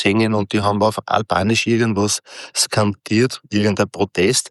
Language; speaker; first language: German; native; German